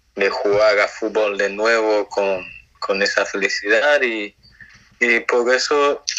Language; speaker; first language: Spanish; non-native, fluent; Nigerian Pidgin